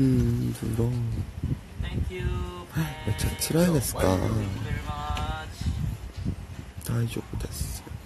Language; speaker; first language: Japanese; non-native, learner; Korean